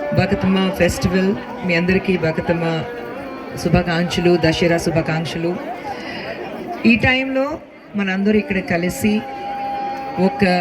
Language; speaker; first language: Telugu; non-native, local second language; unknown